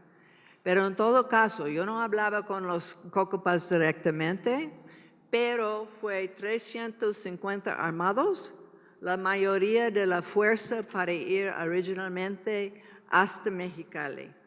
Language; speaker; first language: Spanish; non-native, learner; English